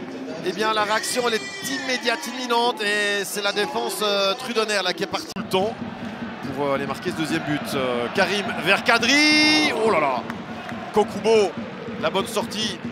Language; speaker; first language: French; native; French